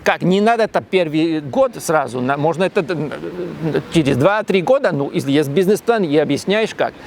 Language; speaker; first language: Russian; non-native, learner; Spanish